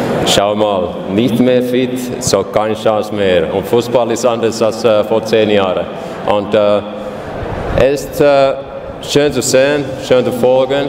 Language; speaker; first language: German; non-native, fluent; Finnish